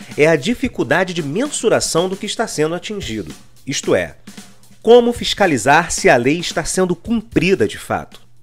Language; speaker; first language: Portuguese; native; Portuguese